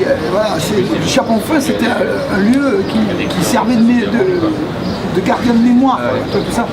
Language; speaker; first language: French; native; French